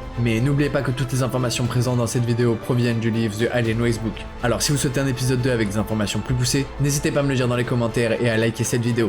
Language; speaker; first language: French; native; French